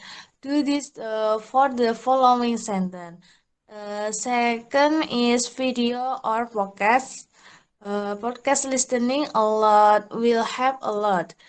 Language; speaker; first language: English; non-native, learner; Indonesian